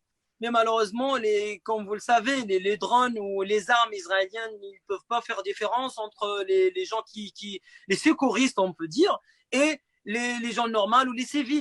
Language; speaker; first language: French; non-native, fluent; Arabic